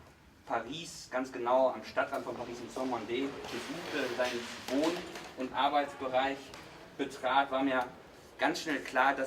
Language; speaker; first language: German; native; German